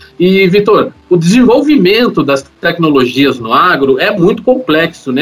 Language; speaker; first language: Portuguese; native; Portuguese